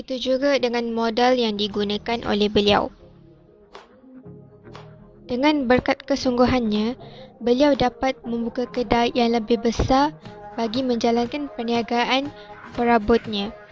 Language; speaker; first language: Malay; native; Malay